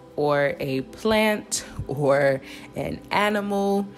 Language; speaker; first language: English; native; English